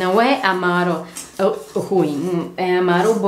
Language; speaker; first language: Portuguese; non-native, learner; Bosnian